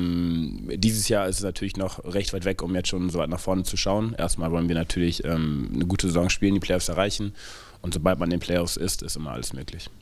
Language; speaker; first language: German; native; German